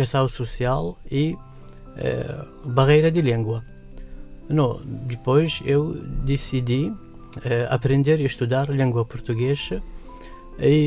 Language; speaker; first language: Portuguese; non-native, fluent; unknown